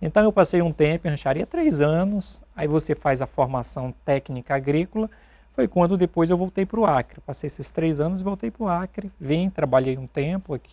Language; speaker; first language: Portuguese; native; Portuguese